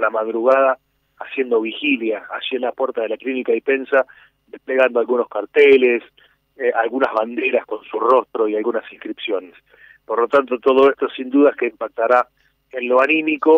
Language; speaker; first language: Spanish; native; Spanish